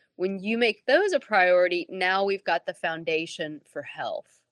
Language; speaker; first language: English; native; English